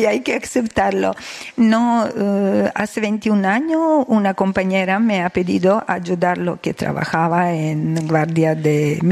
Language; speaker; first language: Spanish; non-native, learner; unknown